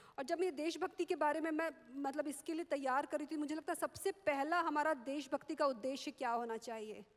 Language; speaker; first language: Hindi; non-native, local second language; Marathi